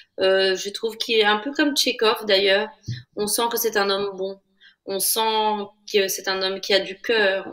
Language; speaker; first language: French; native; French